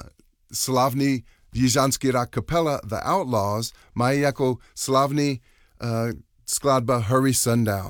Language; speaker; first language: Czech; non-native, learner; English